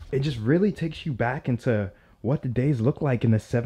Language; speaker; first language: English; native; English